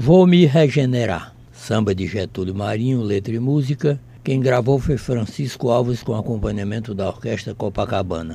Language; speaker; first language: Portuguese; native; Portuguese